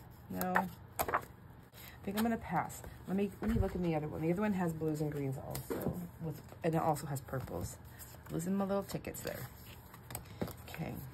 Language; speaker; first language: English; native; English